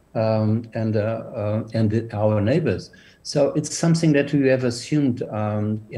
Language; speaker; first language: English; non-native, fluent; Portuguese